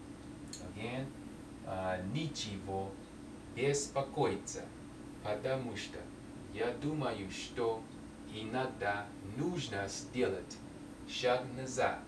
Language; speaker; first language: Russian; non-native, learner; English